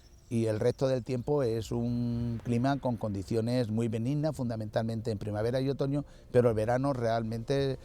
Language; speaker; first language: Spanish; native; Spanish